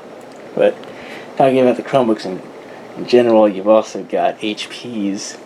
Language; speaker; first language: English; native; English